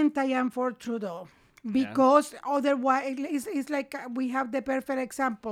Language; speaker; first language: English; non-native, fluent; Spanish